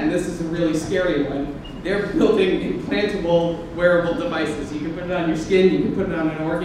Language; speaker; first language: English; native; English